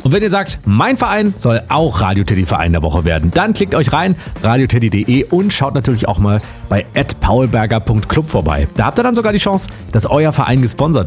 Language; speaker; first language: German; native; German